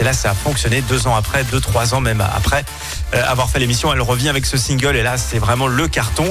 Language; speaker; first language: French; native; French